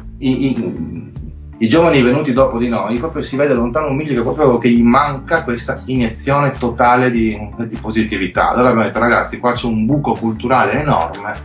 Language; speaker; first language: Italian; native; Italian